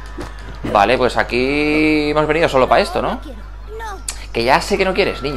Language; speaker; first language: Spanish; native; Spanish